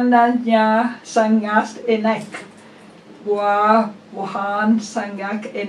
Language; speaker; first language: Indonesian; non-native, learner; Vietnamese